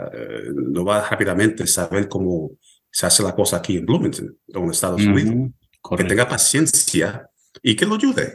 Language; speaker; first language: Spanish; early bilingual, heritage; Spanish